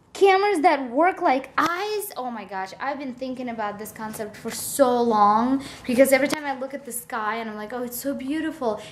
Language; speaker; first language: English; non-native, fluent; Russian